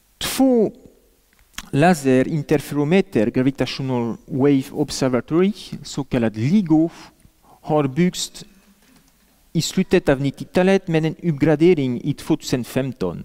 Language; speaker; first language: Swedish; non-native, fluent; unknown